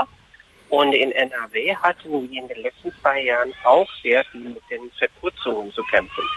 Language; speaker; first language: German; non-native, fluent; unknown